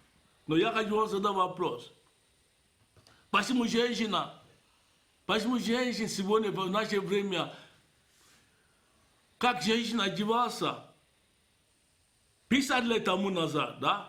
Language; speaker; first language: Russian; non-native, fluent; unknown